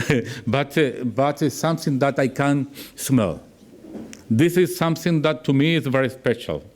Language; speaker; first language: English; non-native, learner; Spanish